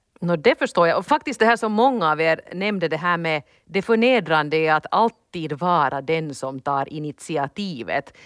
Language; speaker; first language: Swedish; native; Swedish